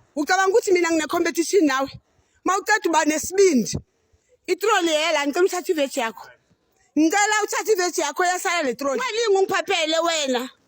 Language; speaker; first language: Zulu; native; Zulu